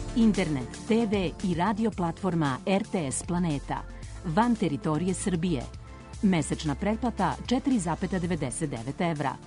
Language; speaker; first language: Serbian; native; Serbian